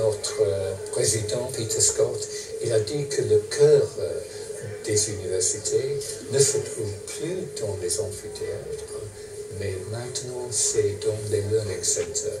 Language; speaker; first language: French; non-native, fluent; English